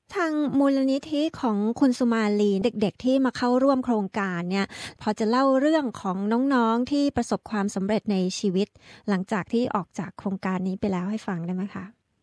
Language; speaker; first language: Thai; native; Thai